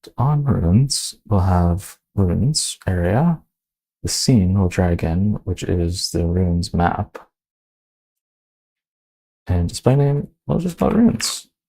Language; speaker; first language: English; native; English